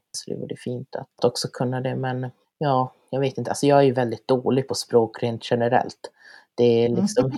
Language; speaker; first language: Swedish; native; Swedish